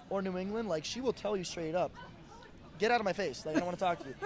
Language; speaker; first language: English; native; English